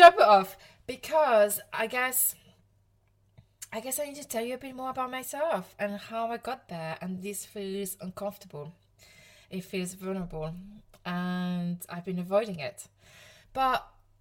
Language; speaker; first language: English; non-native, fluent; French